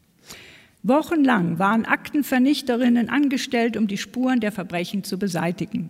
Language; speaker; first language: German; native; German